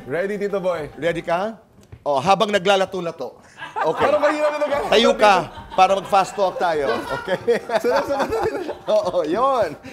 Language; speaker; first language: Filipino; non-native, local second language; Cebuano